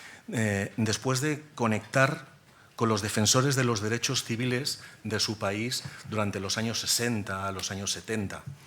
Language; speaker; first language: Spanish; native; Spanish